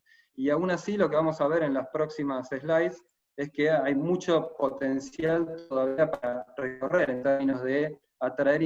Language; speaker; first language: Spanish; native; Spanish